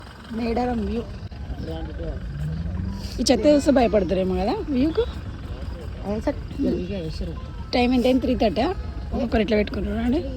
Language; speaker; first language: Telugu; native; Telugu